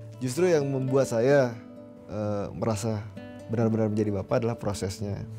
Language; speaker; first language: Indonesian; native; Indonesian